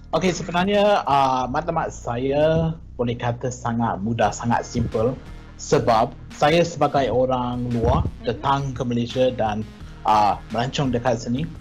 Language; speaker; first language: Malay; non-native, fluent; English